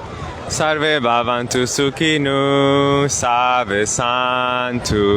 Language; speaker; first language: Hindi; non-native, learner; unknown